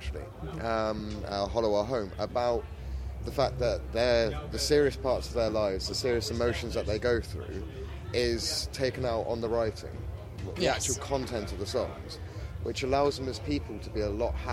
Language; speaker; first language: English; native; English